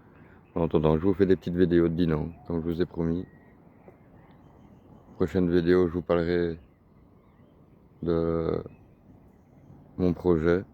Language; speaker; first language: French; native; French